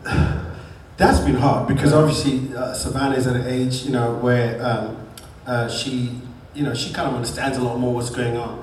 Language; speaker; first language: English; non-native, local second language; Shona